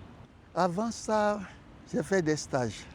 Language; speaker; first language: French; non-native, local second language; Ewe